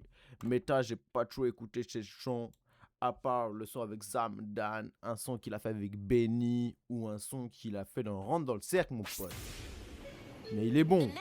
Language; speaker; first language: French; native; French